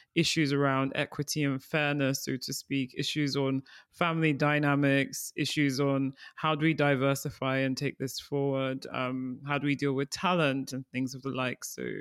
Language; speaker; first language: English; early bilingual, other home language; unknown